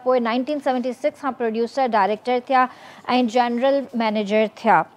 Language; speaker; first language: Sindhi; native; Sindhi